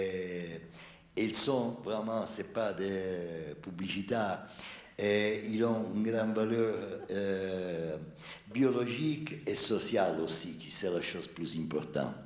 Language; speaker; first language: French; non-native, fluent; Italian